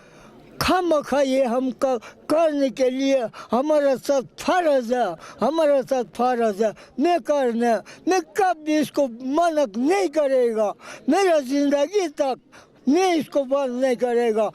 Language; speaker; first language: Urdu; non-native, local second language; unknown